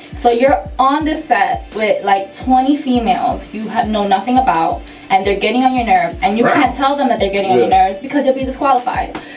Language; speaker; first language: English; native; English